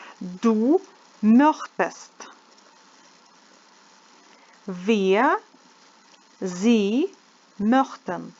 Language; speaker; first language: German; non-native, fluent; Ukrainian